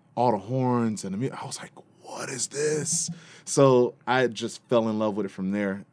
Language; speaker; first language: English; native; English